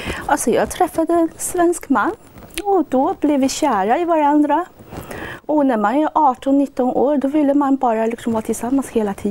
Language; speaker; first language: Swedish; non-native, fluent; Chinese